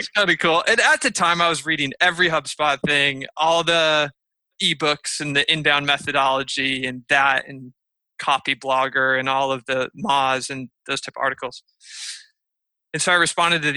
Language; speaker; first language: English; native; English